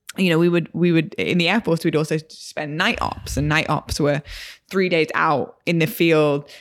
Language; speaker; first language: English; native; English